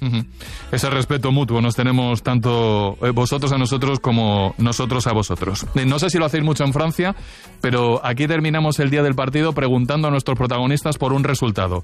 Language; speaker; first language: Spanish; native; Spanish